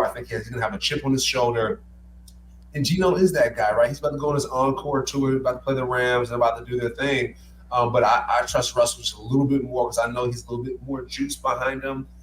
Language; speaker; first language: English; native; English